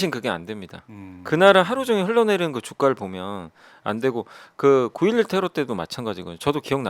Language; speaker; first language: Korean; native; Korean